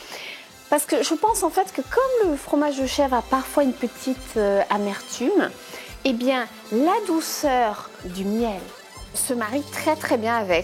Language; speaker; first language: French; native; French